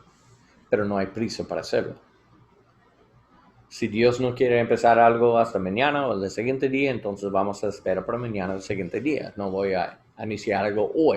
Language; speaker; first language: Spanish; non-native, learner; English